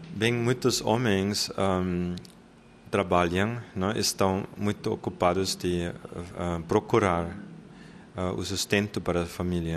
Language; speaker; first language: Portuguese; non-native, fluent; German